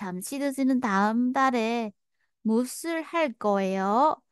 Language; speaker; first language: Korean; non-native, fluent; Vietnamese